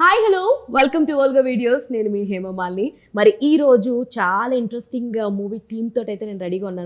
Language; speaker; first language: Telugu; native; Telugu